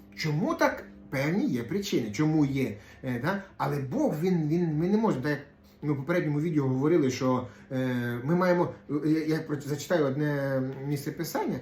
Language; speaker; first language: Ukrainian; non-native, local second language; Russian